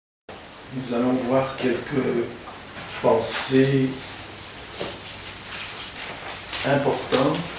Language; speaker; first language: French; native; French